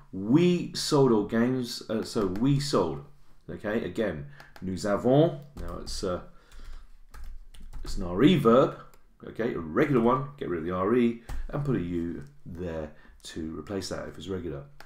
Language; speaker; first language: English; native; English